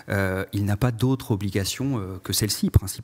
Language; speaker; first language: French; native; French